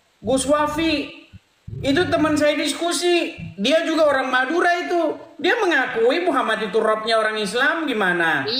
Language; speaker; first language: Indonesian; non-native, local second language; Madurese